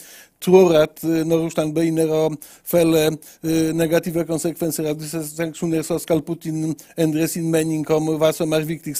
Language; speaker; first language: Norwegian; non-native, fluent; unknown